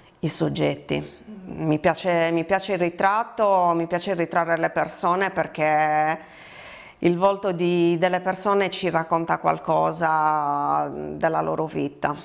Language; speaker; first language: Italian; native; Italian